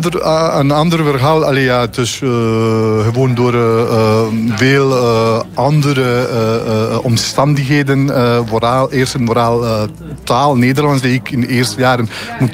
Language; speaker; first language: Dutch; non-native, fluent; Bosnian